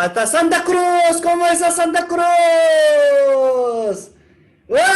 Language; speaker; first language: Spanish; non-native, learner; Korean